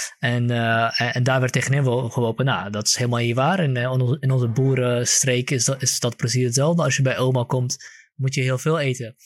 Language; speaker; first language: Dutch; early bilingual, other home language; Kurdish